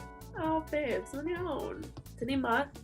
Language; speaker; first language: Welsh; non-native, local second language; English